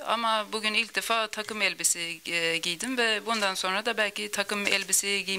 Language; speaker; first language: Turkish; early bilingual, other home language; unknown